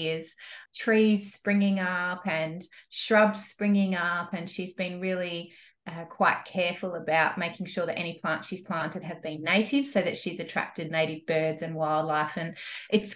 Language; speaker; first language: English; native; English